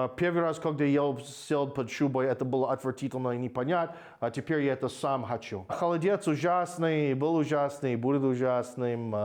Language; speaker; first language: Russian; non-native, fluent; English